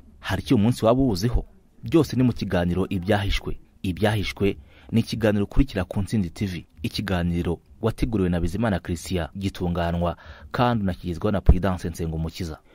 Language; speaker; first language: Kinyarwanda; native; Kinyarwanda